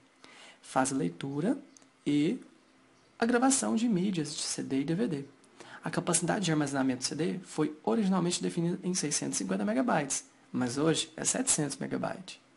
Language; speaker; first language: Portuguese; native; Portuguese